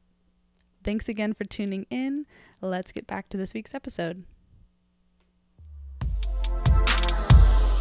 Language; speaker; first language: English; native; English